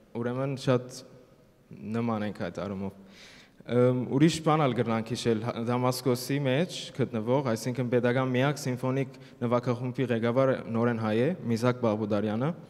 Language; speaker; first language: Armenian; early bilingual, heritage; Armenian